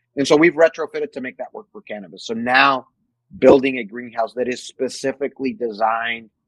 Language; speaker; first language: English; non-native, fluent; Spanish